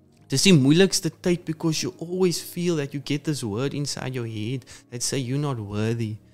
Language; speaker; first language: English; non-native, local second language; Afrikaans